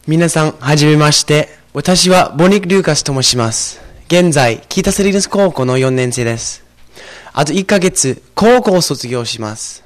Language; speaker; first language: Japanese; non-native, fluent; English